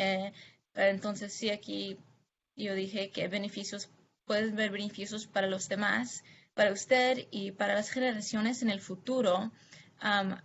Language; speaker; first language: Spanish; non-native, fluent; English